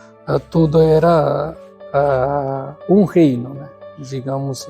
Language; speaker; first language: Portuguese; non-native, fluent; Tamil